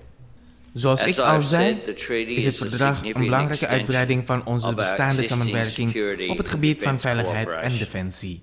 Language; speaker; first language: Dutch; non-native, fluent; Indonesian